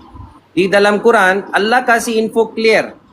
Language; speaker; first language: Indonesian; non-native, learner; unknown